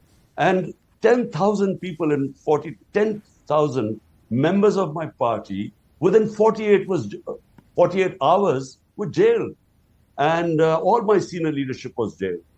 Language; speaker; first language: English; non-native, local second language; Urdu